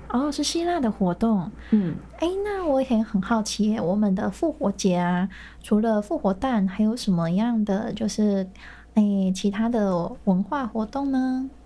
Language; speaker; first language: Chinese; native; Chinese